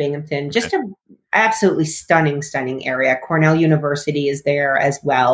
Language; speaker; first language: English; native; English